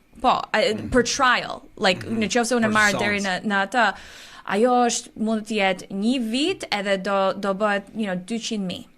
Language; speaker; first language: Albanian; early bilingual, heritage; Albanian